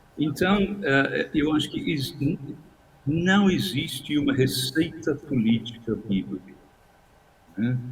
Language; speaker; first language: Portuguese; non-native, fluent; English